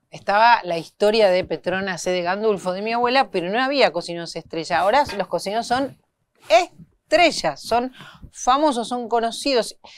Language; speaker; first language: Spanish; native; Spanish